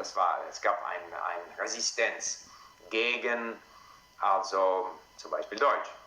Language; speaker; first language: German; non-native, fluent; English